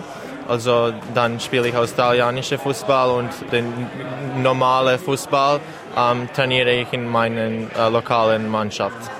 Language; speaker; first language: German; non-native, learner; Serbian